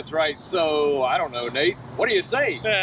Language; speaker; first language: English; native; English